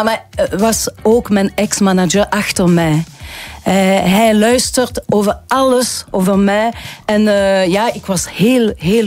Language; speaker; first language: Dutch; non-native, local second language; French